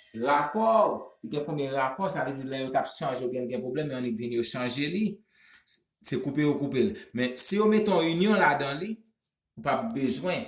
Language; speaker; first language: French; non-native, local second language; Haitian Creole